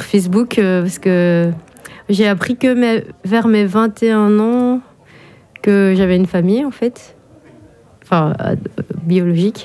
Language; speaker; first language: French; native; French